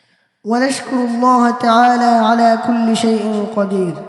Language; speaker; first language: Arabic; non-native, learner; Bangla